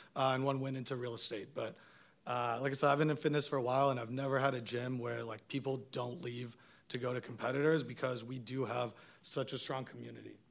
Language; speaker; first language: English; non-native, fluent; Hebrew